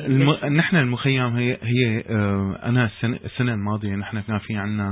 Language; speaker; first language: Arabic; native; Arabic